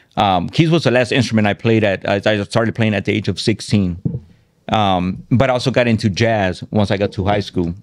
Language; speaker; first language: English; native; English